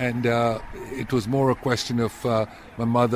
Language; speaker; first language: English; non-native, local second language; Tamil